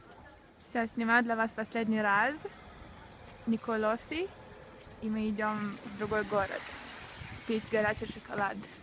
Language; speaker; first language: Russian; early bilingual, heritage; Russian